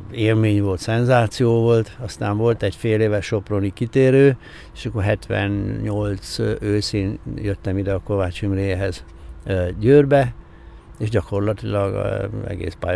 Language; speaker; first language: Hungarian; native; Hungarian